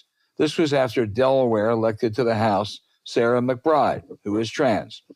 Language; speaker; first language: English; native; English